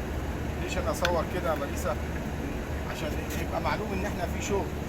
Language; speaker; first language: Arabic; native; Arabic